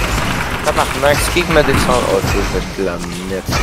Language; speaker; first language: French; native; French